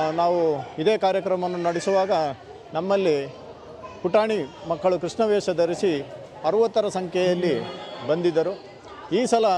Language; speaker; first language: Kannada; native; Kannada